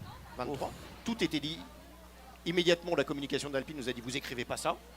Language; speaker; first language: French; native; French